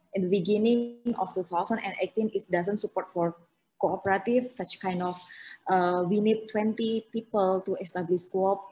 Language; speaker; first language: English; non-native, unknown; Indonesian